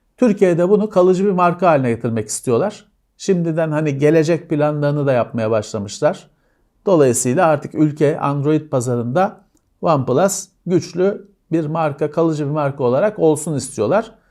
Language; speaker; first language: Turkish; native; Turkish